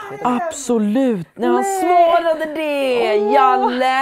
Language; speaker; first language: Swedish; native; Swedish